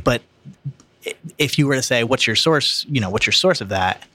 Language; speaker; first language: English; native; English